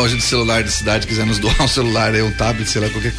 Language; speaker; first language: Portuguese; native; Portuguese